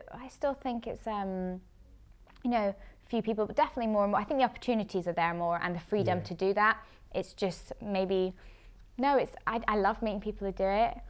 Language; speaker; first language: English; native; English